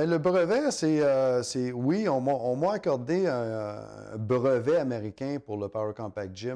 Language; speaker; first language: French; native; French